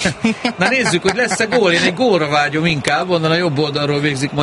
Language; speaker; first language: Hungarian; native; Hungarian